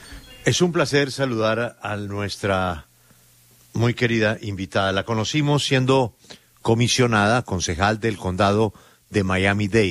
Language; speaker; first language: Spanish; native; Spanish